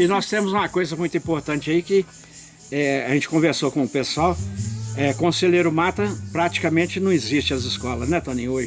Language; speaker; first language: Portuguese; native; Portuguese